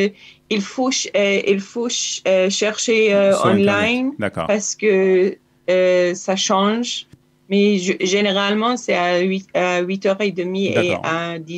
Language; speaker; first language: French; non-native, learner; Hebrew